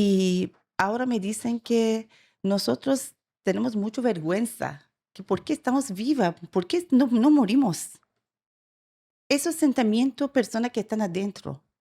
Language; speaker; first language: Spanish; non-native, learner; Persian